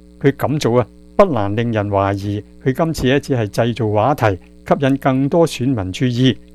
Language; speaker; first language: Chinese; non-native, local second language; Cantonese